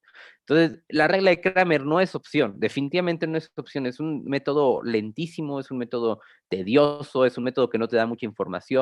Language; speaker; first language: Spanish; native; Spanish